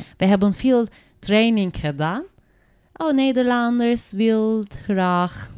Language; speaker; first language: Dutch; non-native, learner; Turkish